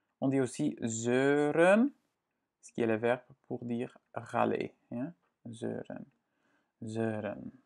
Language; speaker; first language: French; non-native, fluent; Dutch